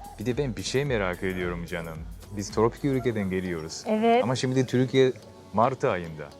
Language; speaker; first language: Turkish; non-native, fluent; Japanese